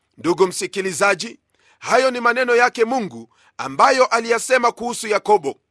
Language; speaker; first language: Swahili; non-native, local second language; Luyia